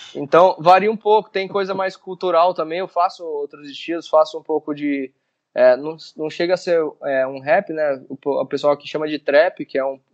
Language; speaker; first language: Portuguese; native; Portuguese